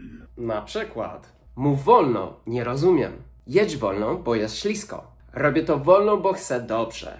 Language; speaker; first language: Polish; non-native, fluent; English